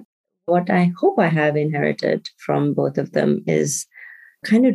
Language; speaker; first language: English; non-native, local second language; Bangla